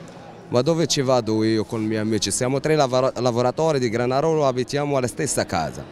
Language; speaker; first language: Italian; non-native, learner; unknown